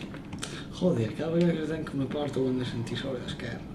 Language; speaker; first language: Catalan; native; Catalan